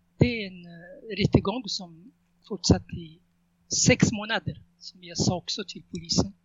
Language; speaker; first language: Swedish; non-native, fluent; Arabic